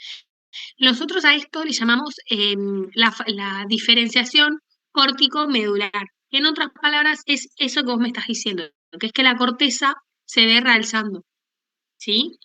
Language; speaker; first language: Spanish; native; Spanish